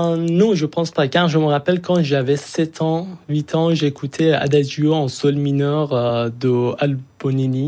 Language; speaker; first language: French; non-native, fluent; Persian